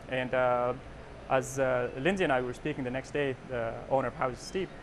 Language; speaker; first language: English; non-native, local second language; Persian